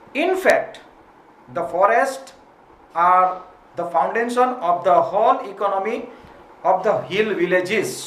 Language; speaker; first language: English; non-native, local second language; Gujarati